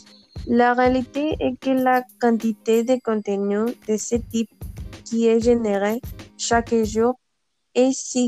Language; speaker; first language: French; non-native, learner; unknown